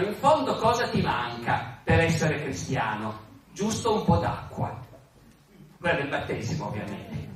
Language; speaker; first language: Italian; native; Italian